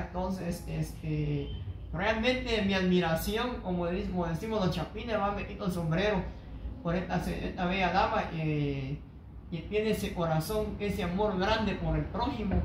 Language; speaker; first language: Spanish; native; Spanish